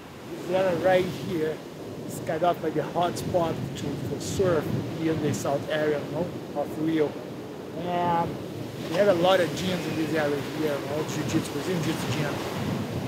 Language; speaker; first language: English; non-native, fluent; Portuguese